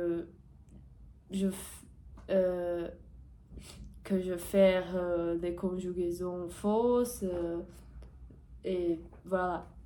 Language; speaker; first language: French; non-native, learner; Portuguese